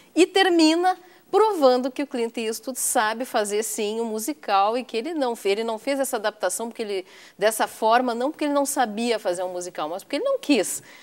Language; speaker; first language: Portuguese; native; Portuguese